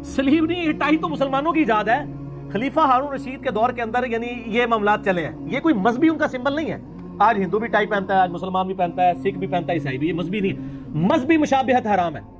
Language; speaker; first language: Urdu; non-native, local second language; Punjabi